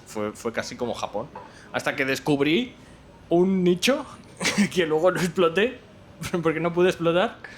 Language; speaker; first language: Spanish; native; Spanish